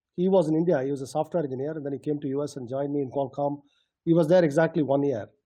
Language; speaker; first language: English; non-native, local second language; Tamil